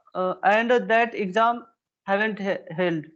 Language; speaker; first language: English; non-native, learner; Hindi